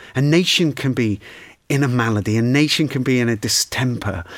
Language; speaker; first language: English; native; English